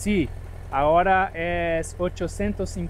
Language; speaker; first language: Spanish; non-native, learner; Portuguese